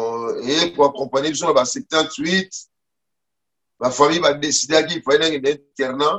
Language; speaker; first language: French; non-native, local second language; Lingala